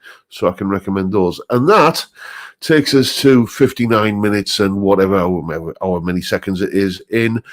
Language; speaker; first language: English; native; English